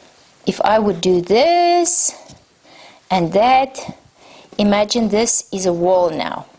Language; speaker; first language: English; non-native, local second language; Afrikaans